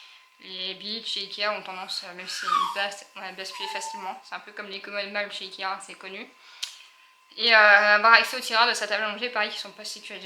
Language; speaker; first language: French; native; French